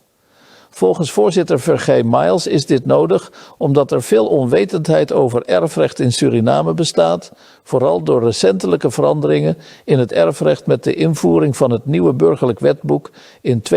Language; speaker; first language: Dutch; native; Dutch